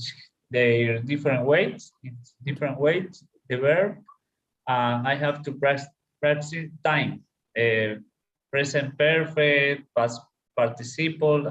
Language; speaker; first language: English; non-native, learner; Spanish